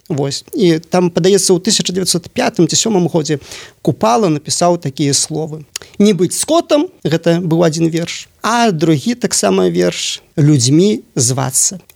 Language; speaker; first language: Belarusian; native; Belarusian